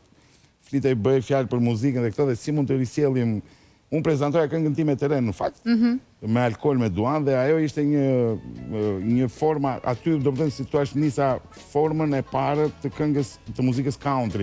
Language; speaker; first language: Albanian; native; Albanian